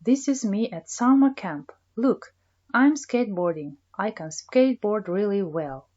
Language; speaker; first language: English; non-native, fluent; Kazakh